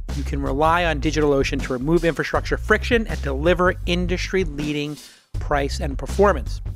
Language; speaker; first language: English; native; English